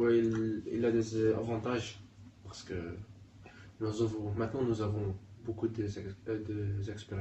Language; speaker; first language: French; non-native, learner; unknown